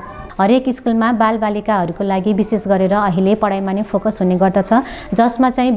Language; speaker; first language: Nepali; native; Nepali